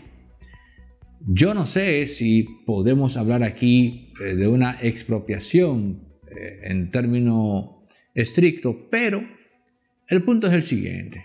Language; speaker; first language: Spanish; native; Spanish